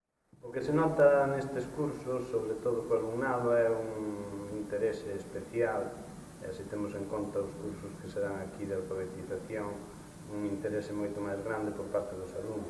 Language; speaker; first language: Galician; native; Galician